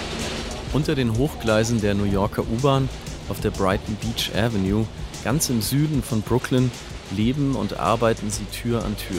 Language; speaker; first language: German; native; German